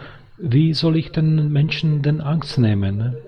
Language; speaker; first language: German; non-native, fluent; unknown